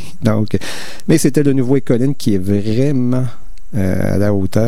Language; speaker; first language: French; native; French